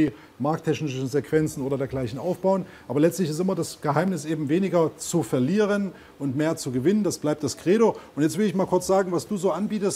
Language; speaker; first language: German; native; German